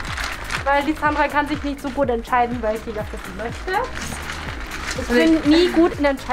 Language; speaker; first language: German; native; German